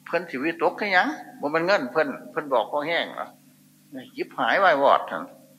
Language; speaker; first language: Thai; non-native, local second language; Northeastern Thai